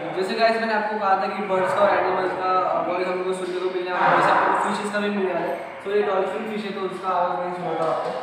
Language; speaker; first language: Hindi; native; Hindi